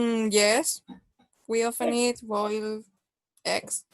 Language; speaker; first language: English; non-native, learner; Spanish